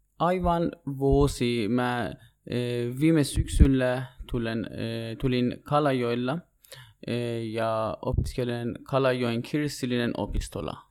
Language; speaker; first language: Finnish; non-native, learner; Persian